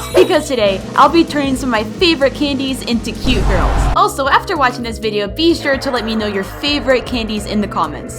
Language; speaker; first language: English; native; English